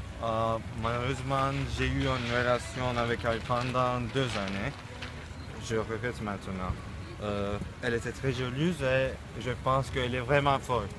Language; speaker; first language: French; non-native, learner; Turkish